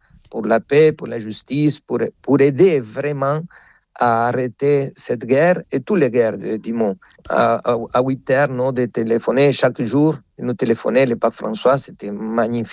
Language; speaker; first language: French; non-native, fluent; Spanish